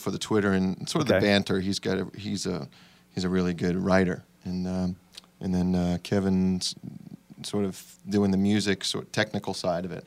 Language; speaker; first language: English; native; English